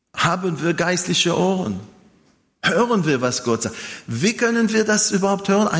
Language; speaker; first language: German; non-native, fluent; Hebrew